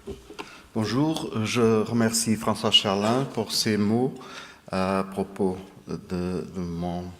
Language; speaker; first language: French; non-native, fluent; Portuguese